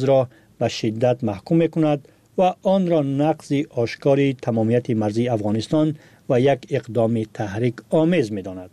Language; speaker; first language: Persian; native; Persian